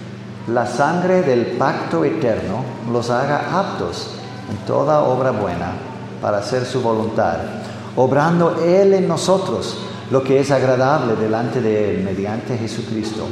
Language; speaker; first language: Spanish; non-native, fluent; English